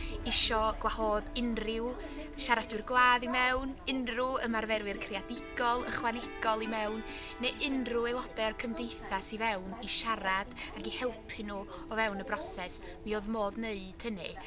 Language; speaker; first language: Welsh; native; Welsh